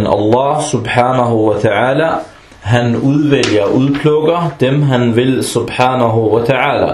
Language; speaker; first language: Danish; early bilingual, other home language; Arabic